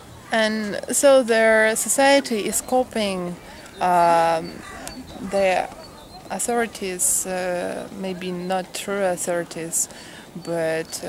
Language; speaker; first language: English; non-native, fluent; Russian